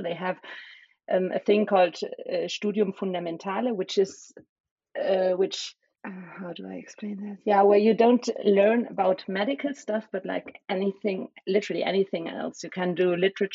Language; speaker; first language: English; non-native, fluent; German